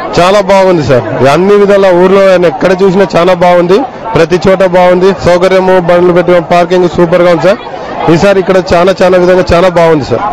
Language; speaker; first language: Telugu; native; Telugu